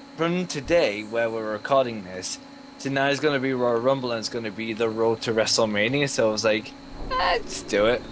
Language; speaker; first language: English; native; English